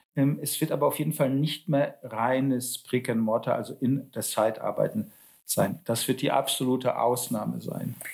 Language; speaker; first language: German; early bilingual, other home language; Polish